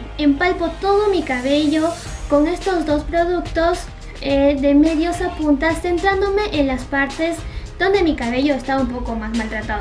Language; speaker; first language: Spanish; native; Spanish